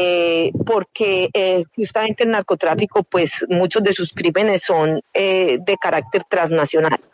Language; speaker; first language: Spanish; native; Spanish